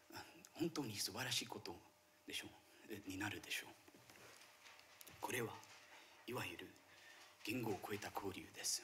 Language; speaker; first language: Japanese; non-native, fluent; Marathi